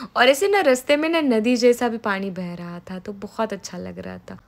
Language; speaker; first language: Hindi; non-native, local second language; Marathi